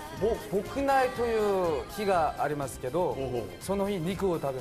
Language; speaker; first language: Japanese; non-native, fluent; Korean